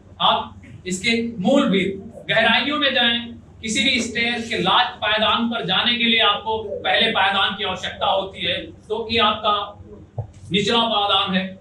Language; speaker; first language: Hindi; native; Hindi